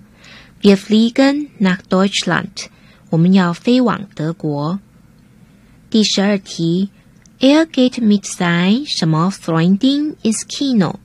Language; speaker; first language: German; non-native, fluent; Chinese